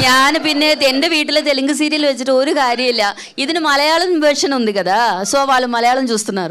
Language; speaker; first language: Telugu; non-native, fluent; Malayalam